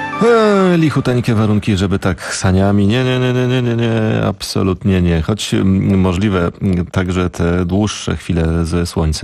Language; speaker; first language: Polish; native; Polish